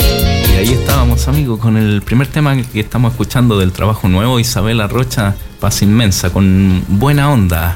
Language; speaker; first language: Spanish; native; Spanish